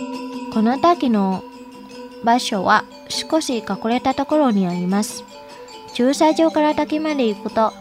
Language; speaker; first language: Japanese; non-native, fluent; Indonesian